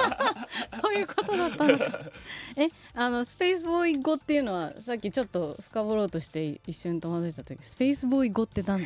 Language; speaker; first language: Japanese; native; Japanese